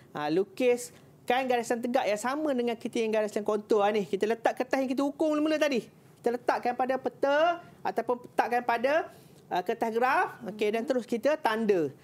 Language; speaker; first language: Malay; native; Malay